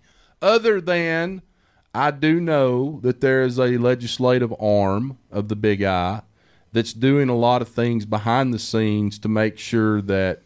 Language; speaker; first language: English; native; English